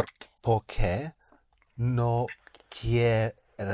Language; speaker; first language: Spanish; non-native, learner; English